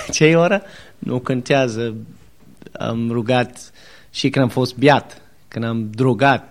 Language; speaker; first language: Romanian; non-native, learner; English